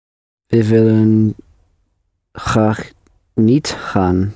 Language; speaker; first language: Dutch; non-native, learner; English